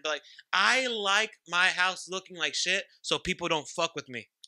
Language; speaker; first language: English; early bilingual, other home language; Spanish